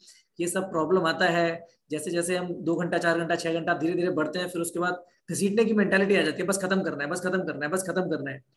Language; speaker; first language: Hindi; native; Hindi